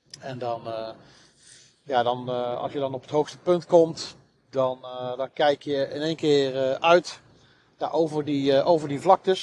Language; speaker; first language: Dutch; native; Dutch